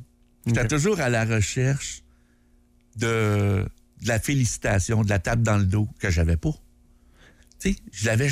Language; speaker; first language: French; native; French